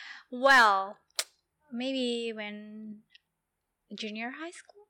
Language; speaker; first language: English; non-native, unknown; Indonesian